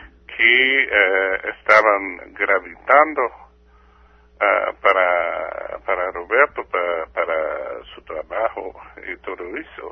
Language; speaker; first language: Spanish; non-native, fluent; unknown